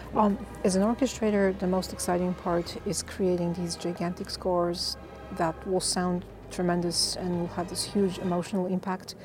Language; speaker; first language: English; non-native, fluent; Bulgarian